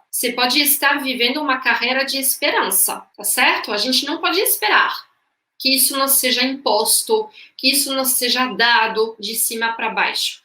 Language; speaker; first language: Portuguese; non-native, fluent; French